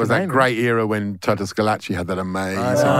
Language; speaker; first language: English; native; English